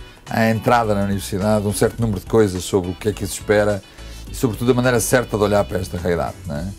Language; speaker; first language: Portuguese; native; Portuguese